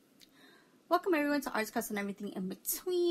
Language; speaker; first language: English; native; English